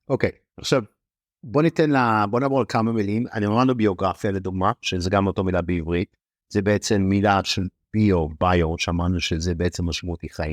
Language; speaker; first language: Hebrew; native; Hebrew